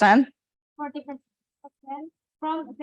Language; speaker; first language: English; non-native, learner; Indonesian